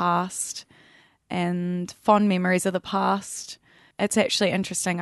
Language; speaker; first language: English; native; English